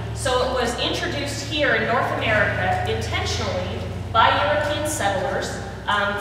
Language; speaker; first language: English; native; English